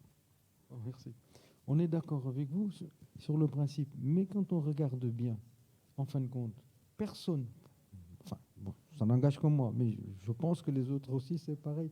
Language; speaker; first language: French; native; French